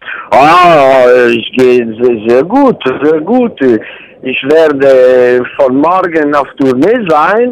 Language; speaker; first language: German; non-native, learner; Italian